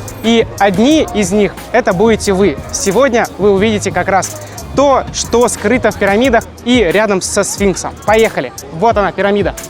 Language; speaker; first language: Russian; native; Russian